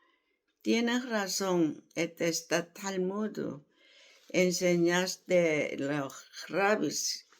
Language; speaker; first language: Spanish; non-native, learner; Korean